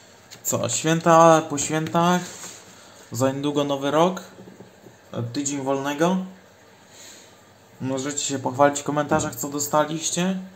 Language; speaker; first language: Polish; native; Polish